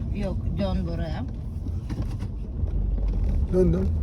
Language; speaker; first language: Turkish; non-native, learner; Russian